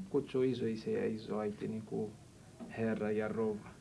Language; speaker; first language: Finnish; non-native, learner; Portuguese